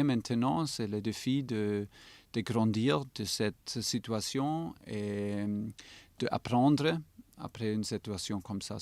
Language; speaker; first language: French; non-native, fluent; German